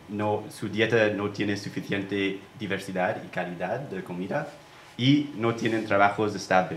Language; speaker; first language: Spanish; non-native, fluent; English